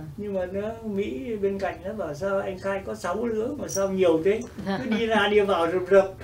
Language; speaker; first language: Vietnamese; native; Vietnamese